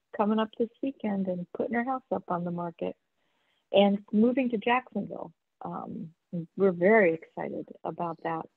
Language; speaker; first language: English; native; English